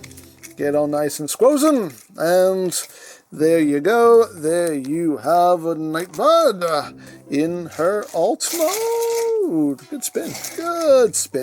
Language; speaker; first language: English; native; English